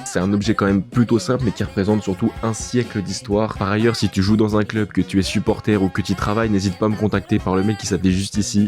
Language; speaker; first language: French; native; French